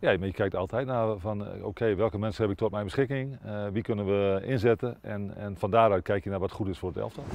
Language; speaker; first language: Dutch; native; Dutch